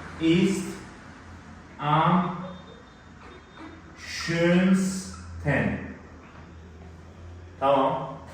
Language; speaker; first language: German; non-native, fluent; Turkish